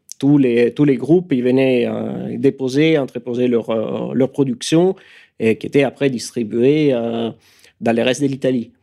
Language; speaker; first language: French; non-native, fluent; Italian